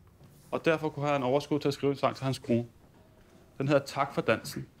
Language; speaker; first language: Danish; native; Danish